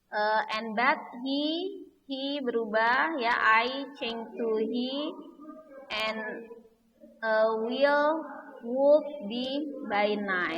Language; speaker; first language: English; non-native, learner; Indonesian